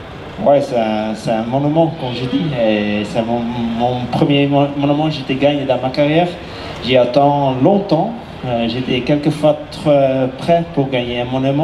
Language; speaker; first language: French; non-native, fluent; Dutch